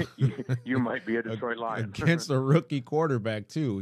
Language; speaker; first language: English; native; English